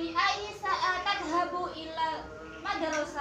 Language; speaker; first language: Arabic; non-native, learner; Indonesian